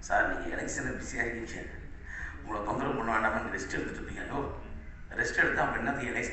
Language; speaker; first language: Tamil; native; Tamil